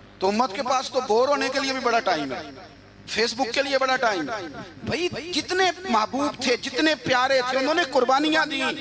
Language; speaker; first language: Urdu; non-native, local second language; Punjabi